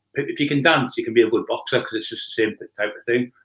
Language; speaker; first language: English; native; English